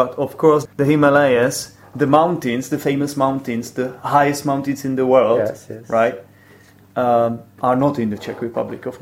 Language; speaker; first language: English; non-native, fluent; Czech